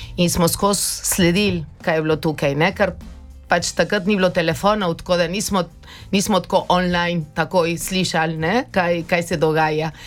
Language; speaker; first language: Slovenian; early bilingual, heritage; Slovenian